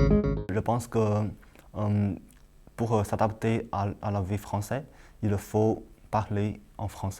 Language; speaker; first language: French; non-native, learner; Chinese